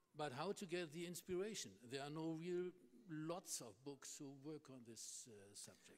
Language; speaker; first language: English; non-native, fluent; German